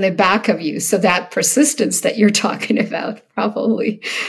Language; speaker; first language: English; early bilingual, other home language; Ukrainian